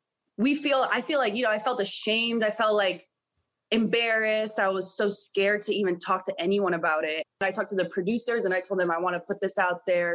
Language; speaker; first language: English; early bilingual, other home language; Italian